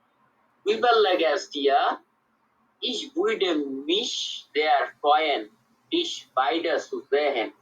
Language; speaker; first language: German; non-native, learner; Bangla